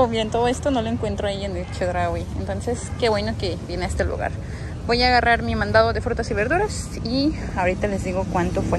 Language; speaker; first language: Spanish; native; Spanish